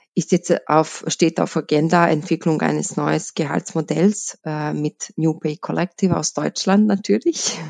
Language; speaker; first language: German; non-native, fluent; Bosnian